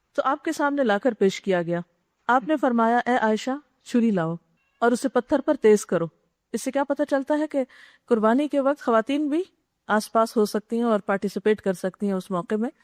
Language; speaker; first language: Urdu; native; Urdu